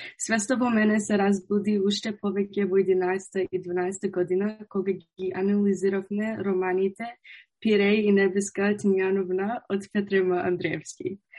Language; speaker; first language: Macedonian; early bilingual, heritage; Macedonian